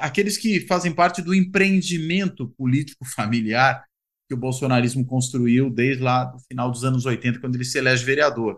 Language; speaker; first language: Portuguese; native; Portuguese